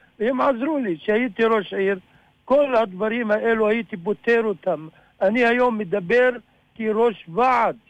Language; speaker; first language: Hebrew; non-native, local second language; Arabic